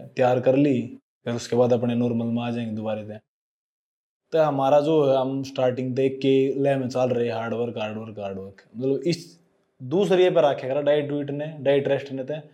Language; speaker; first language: Hindi; native; Hindi